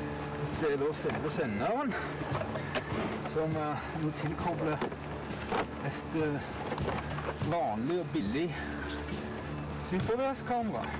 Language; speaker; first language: Norwegian; native; Norwegian